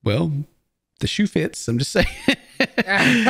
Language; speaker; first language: English; native; English